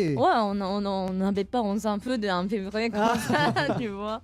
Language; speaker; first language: French; non-native, fluent; Japanese